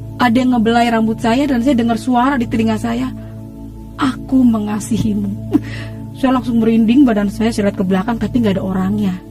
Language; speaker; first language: Indonesian; native; Indonesian